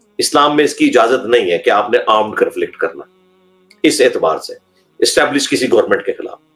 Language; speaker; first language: Urdu; non-native, local second language; Punjabi